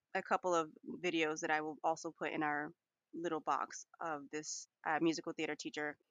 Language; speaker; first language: English; native; English